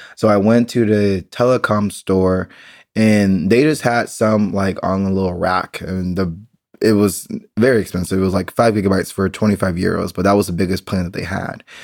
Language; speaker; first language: English; native; English